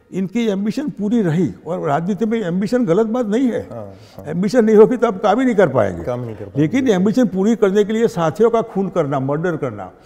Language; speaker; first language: Hindi; non-native, local second language; Gujarati